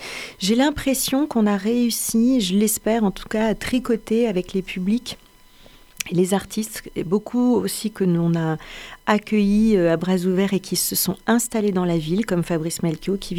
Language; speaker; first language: French; native; French